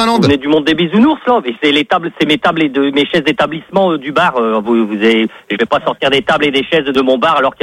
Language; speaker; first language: French; native; French